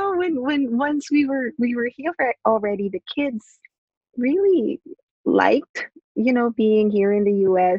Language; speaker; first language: English; non-native, local second language; Filipino